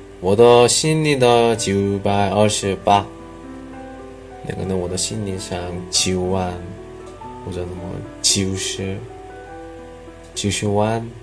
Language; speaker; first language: Chinese; non-native, learner; Korean